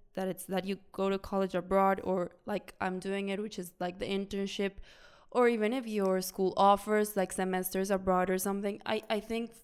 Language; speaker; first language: English; non-native, fluent; Spanish